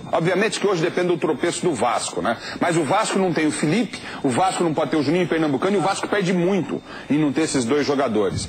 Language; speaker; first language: Portuguese; native; Portuguese